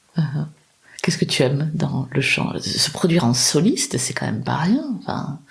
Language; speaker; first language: French; native; French